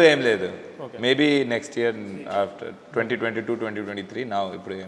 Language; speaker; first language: Telugu; non-native, local second language; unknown